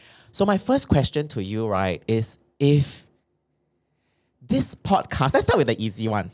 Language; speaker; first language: English; non-native, local second language; Chinese